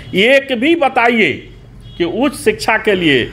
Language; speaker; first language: Hindi; native; Hindi